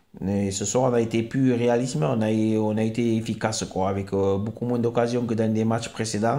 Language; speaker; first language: French; native; French